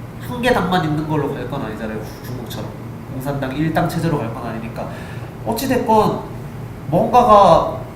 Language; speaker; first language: Korean; native; Korean